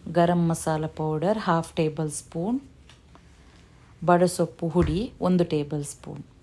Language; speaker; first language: Kannada; non-native, local second language; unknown